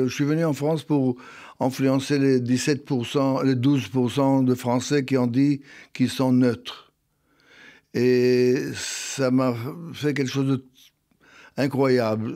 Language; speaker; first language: French; non-native, fluent; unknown